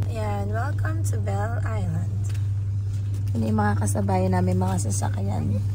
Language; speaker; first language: Filipino; native; Filipino